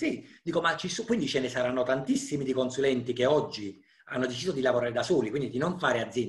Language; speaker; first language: Italian; native; Italian